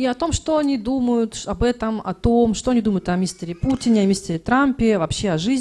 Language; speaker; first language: Russian; native; Russian